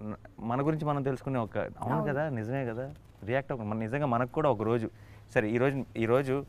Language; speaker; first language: Telugu; native; Telugu